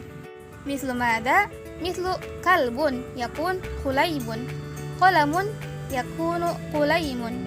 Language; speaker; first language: Arabic; non-native, learner; Indonesian